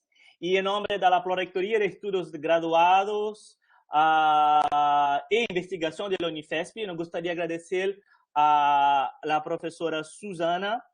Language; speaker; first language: Spanish; non-native, fluent; Portuguese